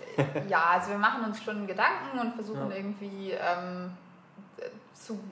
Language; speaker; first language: German; native; German